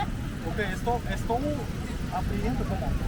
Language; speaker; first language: Portuguese; non-native, learner; Russian